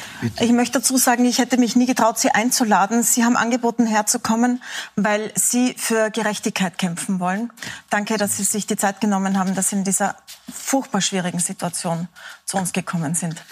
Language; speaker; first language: German; native; German